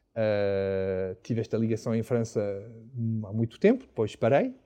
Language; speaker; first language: Portuguese; non-native, fluent; French